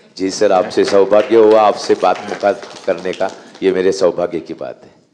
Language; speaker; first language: Hindi; non-native, local second language; Marathi